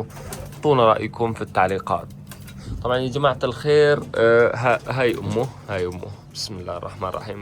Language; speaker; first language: Arabic; native; Arabic